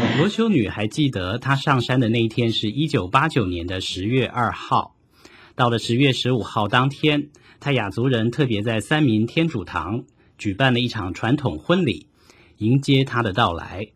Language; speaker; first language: Chinese; native; Chinese